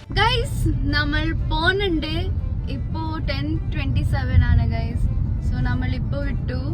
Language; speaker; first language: Malayalam; non-native, local second language; Kannada